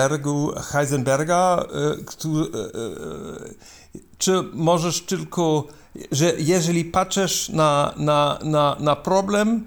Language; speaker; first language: Polish; non-native, learner; German